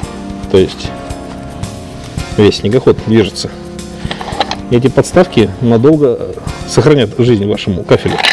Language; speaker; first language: Russian; native; Russian